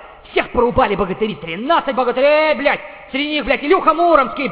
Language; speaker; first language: Russian; native; Russian